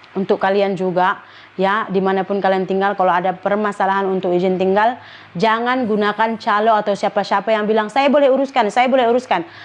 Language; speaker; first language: Indonesian; native; Indonesian